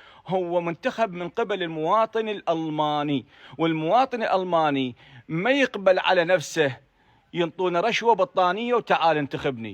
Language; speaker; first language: Arabic; native; Arabic